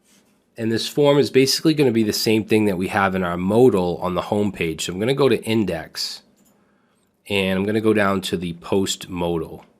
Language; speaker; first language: English; native; English